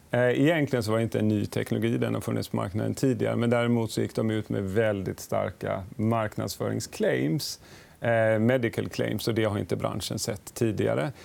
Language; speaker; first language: Swedish; native; Swedish